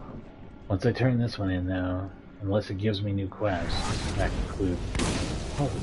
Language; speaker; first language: English; native; English